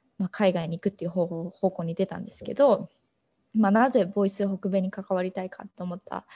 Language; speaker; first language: Japanese; native; Japanese